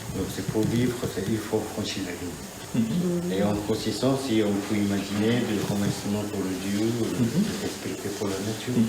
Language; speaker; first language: French; non-native, learner; Japanese